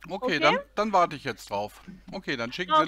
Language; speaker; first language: German; native; German